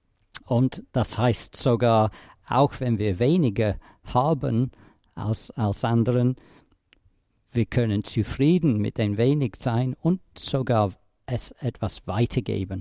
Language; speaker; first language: German; non-native, fluent; English